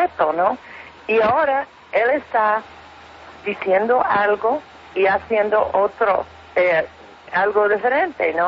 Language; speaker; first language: Spanish; non-native, fluent; English